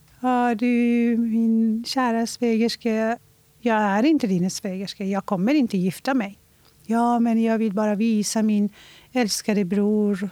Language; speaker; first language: Swedish; non-native, fluent; Persian